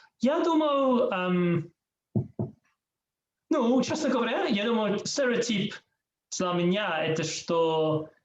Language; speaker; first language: Russian; non-native, learner; English